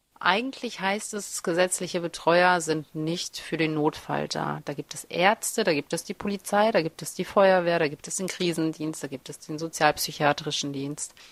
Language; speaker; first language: German; early bilingual, other home language; Russian